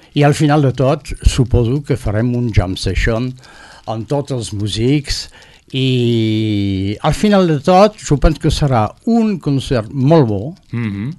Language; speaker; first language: Catalan; non-native, learner; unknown